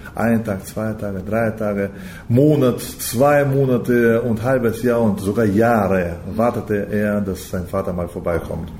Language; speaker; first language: German; early bilingual, heritage; German